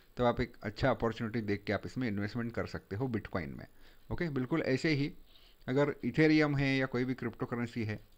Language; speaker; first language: Hindi; non-native, local second language; Marathi